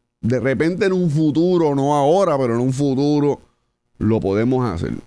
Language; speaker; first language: Spanish; native; Spanish